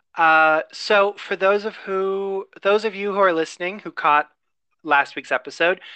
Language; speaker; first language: English; native; English